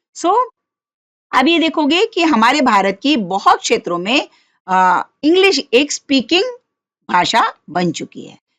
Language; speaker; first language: Hindi; non-native, local second language; Marathi